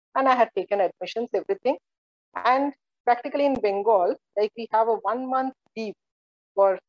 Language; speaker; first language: English; non-native, local second language; Malayalam